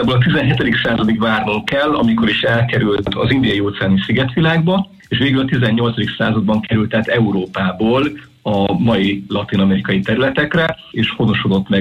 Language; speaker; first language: Hungarian; non-native, fluent; Spanish